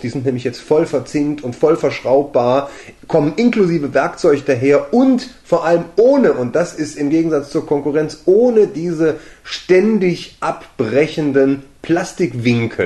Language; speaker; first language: German; native; German